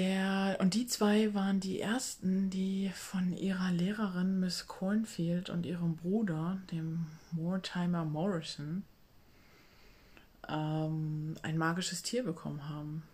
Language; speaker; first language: German; native; German